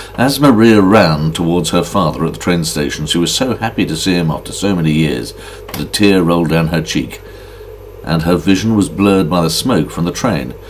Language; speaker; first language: English; native; English